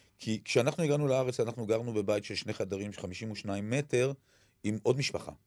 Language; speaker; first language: Hebrew; early bilingual, other home language; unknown